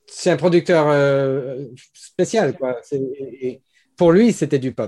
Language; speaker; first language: French; non-native, fluent; English